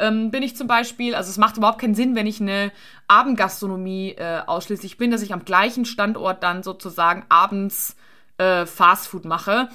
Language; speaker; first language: German; native; German